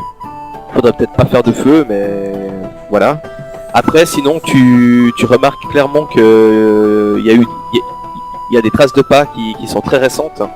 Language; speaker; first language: French; native; French